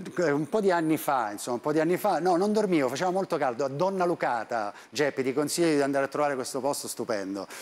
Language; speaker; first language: Italian; native; Italian